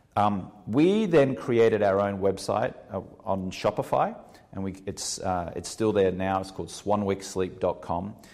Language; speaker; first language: English; native; English